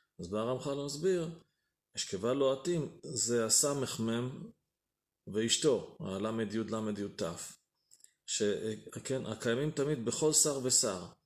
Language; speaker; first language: Hebrew; native; Hebrew